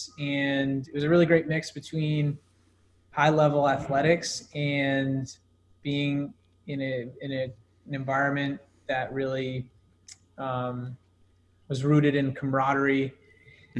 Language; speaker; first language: English; native; English